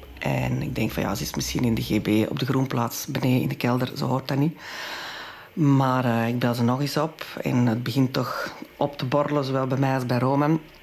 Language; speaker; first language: Dutch; non-native, local second language; French